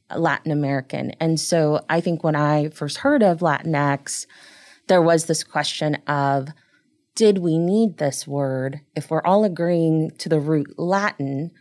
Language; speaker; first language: English; early bilingual, other home language; Spanish